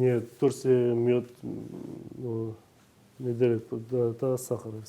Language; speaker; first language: Russian; non-native, learner; Turkish